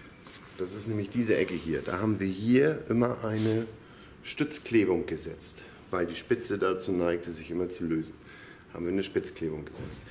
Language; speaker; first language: German; native; German